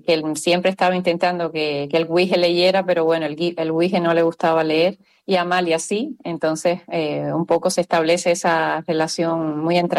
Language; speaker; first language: Spanish; native; Spanish